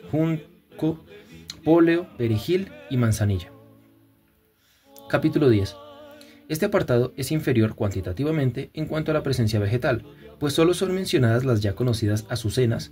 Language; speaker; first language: Spanish; native; Spanish